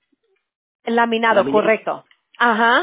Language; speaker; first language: Spanish; early bilingual, heritage; Spanish